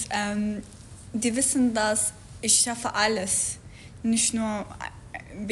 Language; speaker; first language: German; non-native, learner; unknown